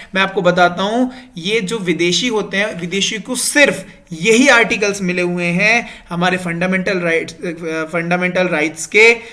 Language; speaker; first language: Hindi; non-native, local second language; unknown